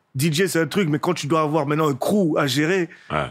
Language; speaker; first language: French; native; French